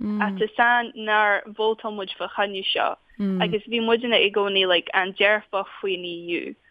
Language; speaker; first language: Irish; non-native, fluent; English